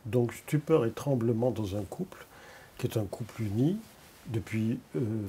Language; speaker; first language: French; native; French